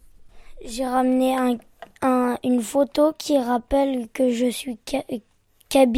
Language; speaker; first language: French; early bilingual, other home language; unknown